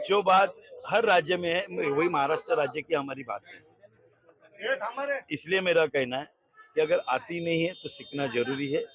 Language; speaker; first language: Hindi; non-native, local second language; Marathi